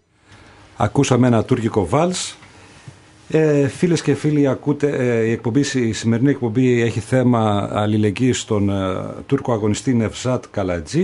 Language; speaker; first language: Greek; native; Greek